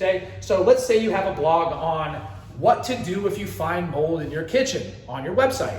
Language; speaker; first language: English; native; English